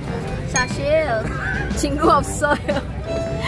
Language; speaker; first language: Korean; non-native, learner; Indonesian